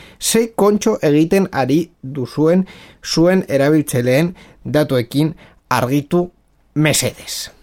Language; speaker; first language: Basque; non-native, local second language; Spanish